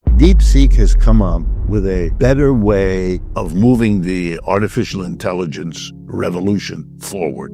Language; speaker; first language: English; native; English